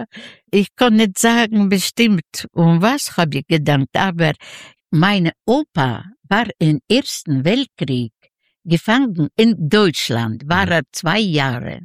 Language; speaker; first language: German; non-native, learner; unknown